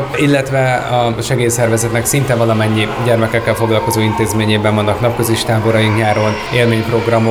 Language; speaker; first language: Hungarian; native; Hungarian